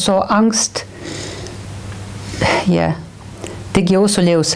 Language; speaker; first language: Danish; non-native, fluent; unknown